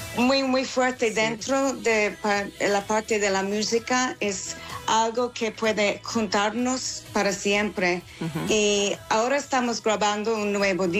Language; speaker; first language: Spanish; non-native, fluent; English